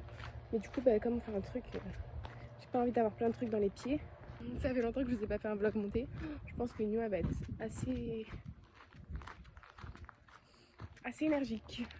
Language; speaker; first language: French; native; French